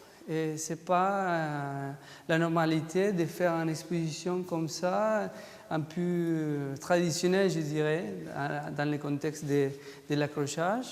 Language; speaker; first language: French; non-native, fluent; Spanish